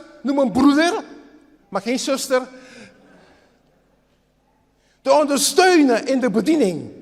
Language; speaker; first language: Dutch; non-native, local second language; Papiamento